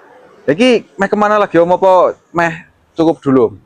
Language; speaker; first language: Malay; non-native, local second language; Javanese